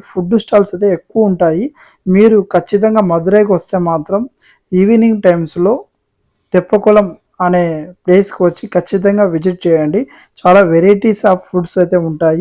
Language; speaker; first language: Telugu; native; Telugu